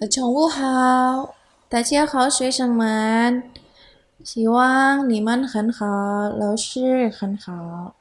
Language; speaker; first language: Chinese; non-native, fluent; Indonesian